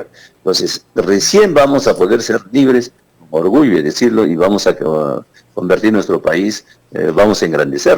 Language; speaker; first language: Spanish; native; Spanish